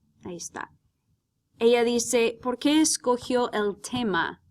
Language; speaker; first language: Spanish; non-native, fluent; English